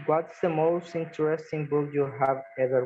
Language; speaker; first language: English; non-native, fluent; Spanish